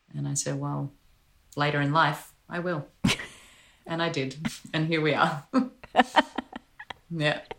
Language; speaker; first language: English; non-native, local second language; Polish